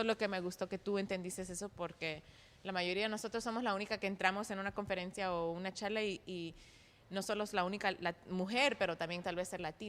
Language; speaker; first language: Spanish; early bilingual, heritage; Spanish